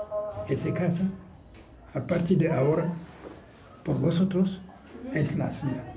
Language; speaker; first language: Spanish; non-native, learner; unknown